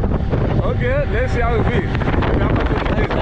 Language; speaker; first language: English; non-native, learner; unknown